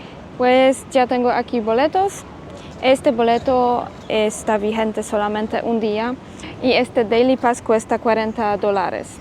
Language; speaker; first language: Spanish; non-native, fluent; Polish